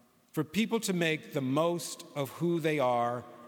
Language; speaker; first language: English; native; English